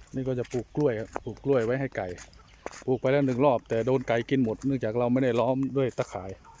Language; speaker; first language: Thai; native; Thai